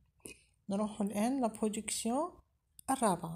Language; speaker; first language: Arabic; native; Arabic